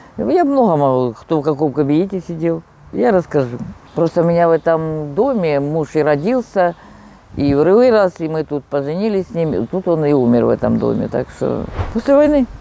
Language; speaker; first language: Russian; native; Russian